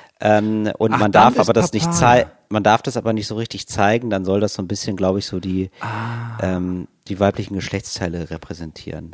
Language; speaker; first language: German; native; German